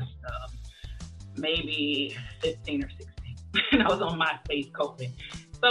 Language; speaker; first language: English; native; English